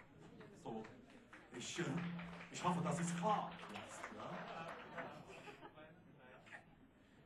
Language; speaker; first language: German; non-native, learner; English